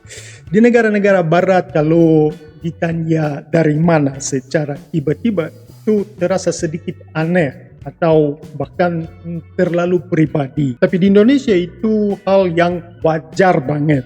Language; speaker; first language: Indonesian; non-native, fluent; Russian